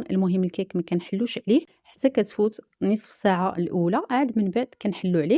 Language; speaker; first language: Arabic; native; Arabic